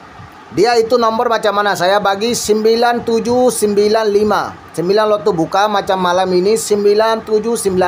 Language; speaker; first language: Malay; non-native, learner; Bangla